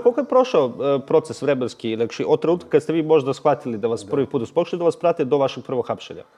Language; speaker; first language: Bosnian; native; Bosnian